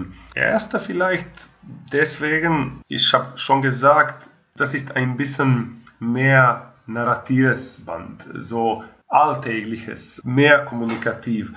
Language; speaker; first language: German; non-native, fluent; Croatian